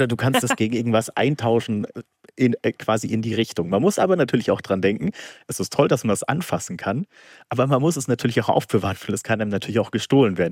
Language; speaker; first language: German; native; German